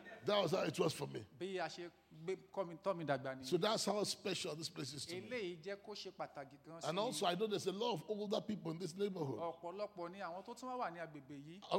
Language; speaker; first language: English; non-native, local second language; Igbo